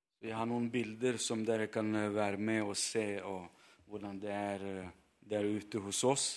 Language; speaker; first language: Norwegian; non-native, fluent; Ukrainian